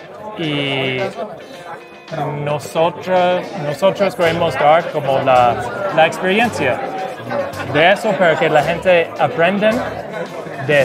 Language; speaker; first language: Spanish; non-native, fluent; English